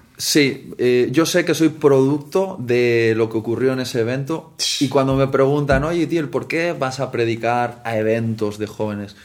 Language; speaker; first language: Spanish; native; Spanish